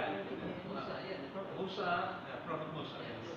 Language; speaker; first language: English; non-native, fluent; Turkish